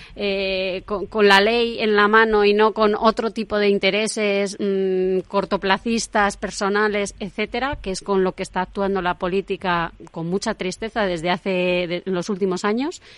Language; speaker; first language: Spanish; native; Spanish